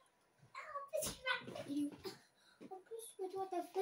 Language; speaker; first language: French; native; French